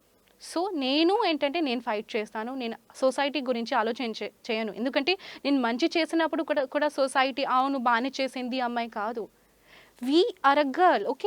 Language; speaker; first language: Telugu; non-native, learner; Hindi